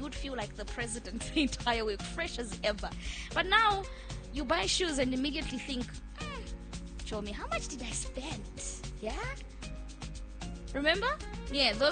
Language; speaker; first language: English; non-native, local second language; Bemba